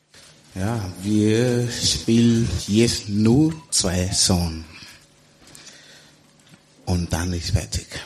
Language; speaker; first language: German; non-native, learner; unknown